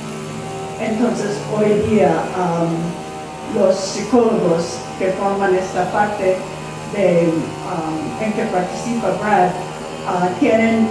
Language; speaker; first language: Spanish; non-native, fluent; English